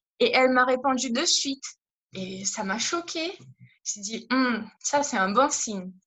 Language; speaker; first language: French; non-native, fluent; Portuguese